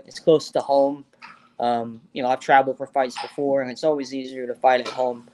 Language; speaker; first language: English; native; English